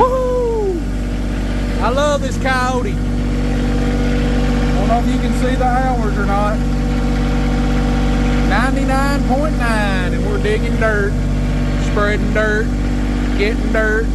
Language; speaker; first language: English; native; English